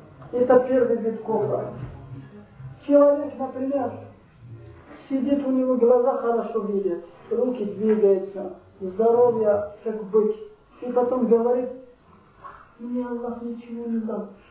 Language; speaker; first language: Russian; non-native, fluent; Arabic